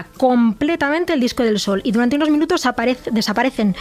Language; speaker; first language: Spanish; native; Spanish